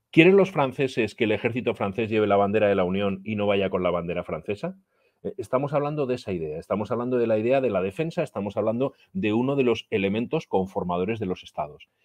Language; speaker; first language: Spanish; native; Spanish